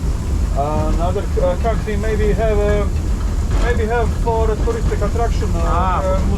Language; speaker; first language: English; non-native, learner; Bosnian